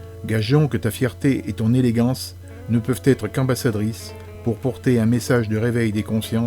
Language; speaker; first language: French; native; French